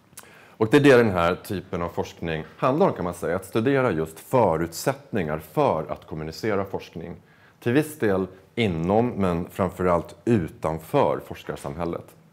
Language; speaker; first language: Swedish; native; Swedish